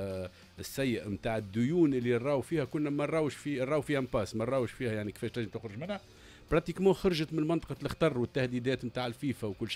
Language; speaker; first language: Arabic; native; Arabic